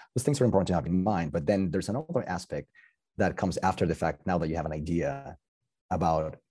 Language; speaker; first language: English; non-native, fluent; Spanish